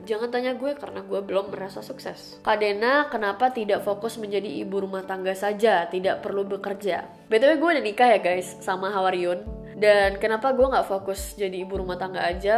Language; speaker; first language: Indonesian; native; Indonesian